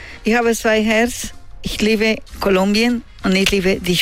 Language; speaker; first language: German; non-native, learner; Spanish